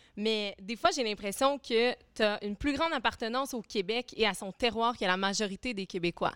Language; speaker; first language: French; native; French